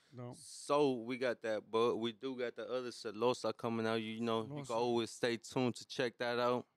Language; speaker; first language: English; native; English